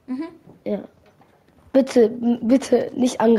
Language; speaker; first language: German; native; German